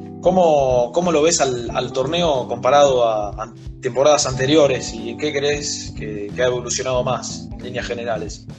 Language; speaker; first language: Spanish; native; Spanish